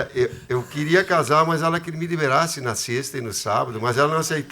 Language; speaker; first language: Portuguese; native; Portuguese